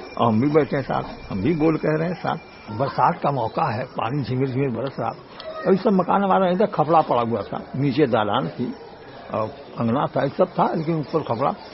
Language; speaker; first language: Hindi; native; Hindi